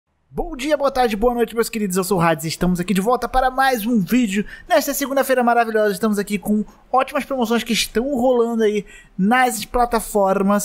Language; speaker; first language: Portuguese; native; Portuguese